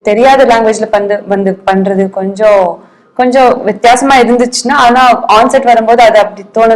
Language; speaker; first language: Tamil; non-native, fluent; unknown